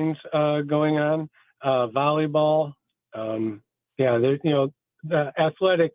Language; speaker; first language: English; native; English